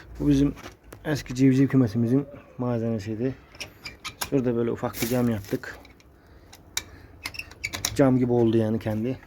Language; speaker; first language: Turkish; native; Turkish